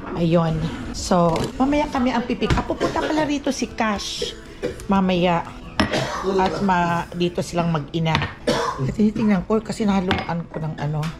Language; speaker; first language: Filipino; non-native, local second language; Cebuano